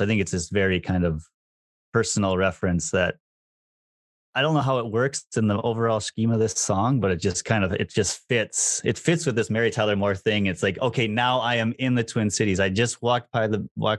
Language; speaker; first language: English; native; English